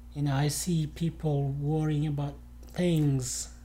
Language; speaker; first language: English; non-native, fluent; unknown